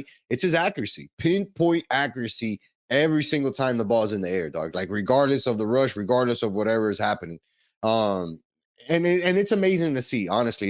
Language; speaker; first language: English; native; English